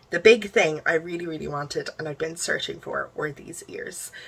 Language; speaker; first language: English; native; English